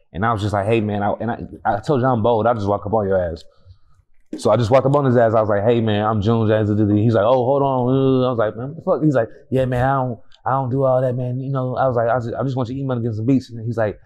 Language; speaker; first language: English; native; English